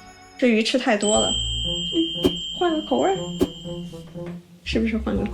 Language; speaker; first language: Chinese; native; Chinese